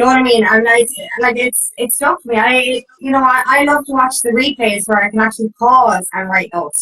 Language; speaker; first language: English; native; English